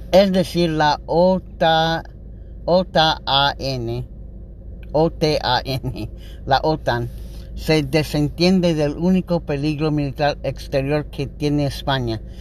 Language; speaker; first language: Spanish; non-native, learner; English